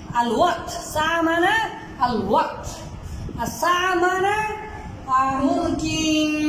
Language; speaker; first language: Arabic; non-native, fluent; Bangla